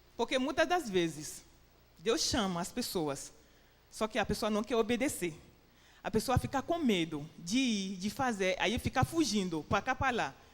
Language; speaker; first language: Portuguese; non-native, fluent; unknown